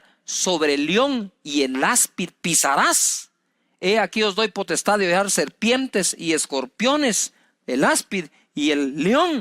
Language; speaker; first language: Spanish; native; Spanish